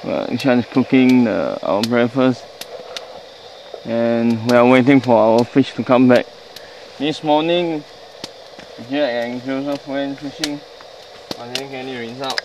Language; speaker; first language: English; non-native, fluent; Chinese